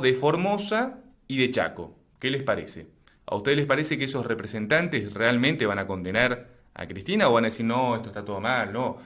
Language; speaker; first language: Spanish; native; Spanish